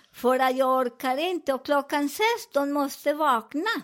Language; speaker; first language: Swedish; non-native, learner; Spanish